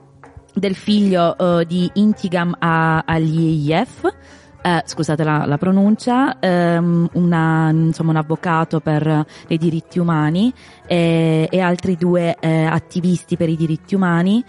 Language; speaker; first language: Italian; native; Italian